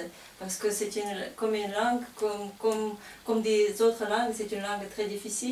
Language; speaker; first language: French; non-native, fluent; Kazakh